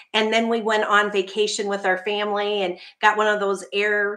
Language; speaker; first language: English; native; English